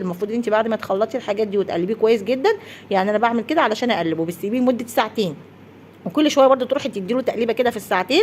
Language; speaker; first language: Arabic; native; Arabic